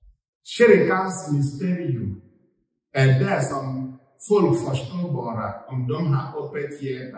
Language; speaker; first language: Swedish; non-native, fluent; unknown